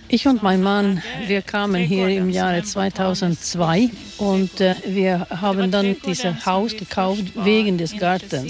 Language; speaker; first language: German; non-native, fluent; Swedish